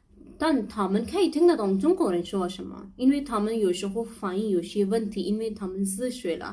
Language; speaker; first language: Chinese; non-native, learner; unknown